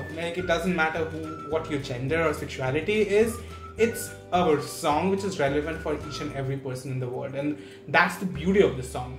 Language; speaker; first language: English; non-native, local second language; Bangla